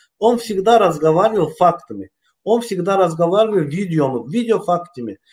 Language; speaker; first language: Russian; non-native, local second language; Azerbaijani